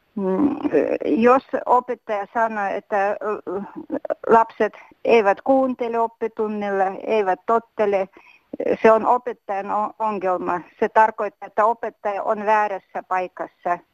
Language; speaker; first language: Finnish; non-native, fluent; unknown